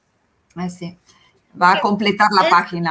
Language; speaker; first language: Spanish; non-native, fluent; Italian